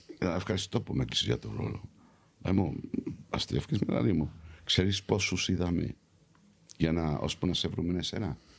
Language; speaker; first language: Greek; early bilingual, heritage; Greek